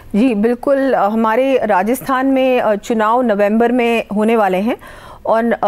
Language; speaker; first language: Hindi; native; Hindi